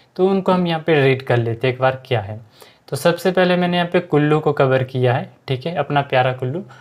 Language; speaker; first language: Hindi; native; Hindi